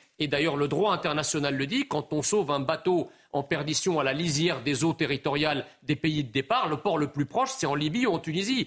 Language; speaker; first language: French; early bilingual, other home language; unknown